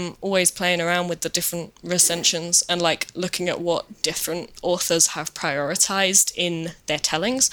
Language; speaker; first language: English; native; English